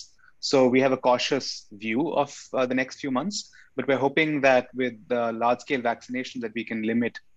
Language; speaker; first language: English; non-native, local second language; Hindi